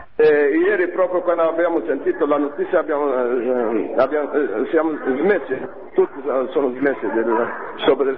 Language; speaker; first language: Italian; non-native, learner; Arabic